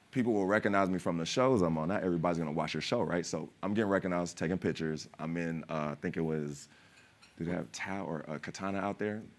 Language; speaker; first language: English; native; English